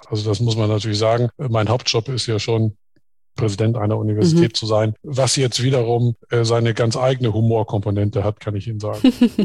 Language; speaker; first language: German; native; German